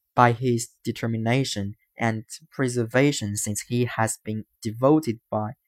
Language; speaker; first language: English; non-native, fluent; Chinese